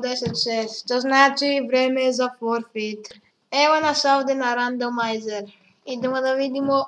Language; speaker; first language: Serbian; early bilingual, heritage; Serbian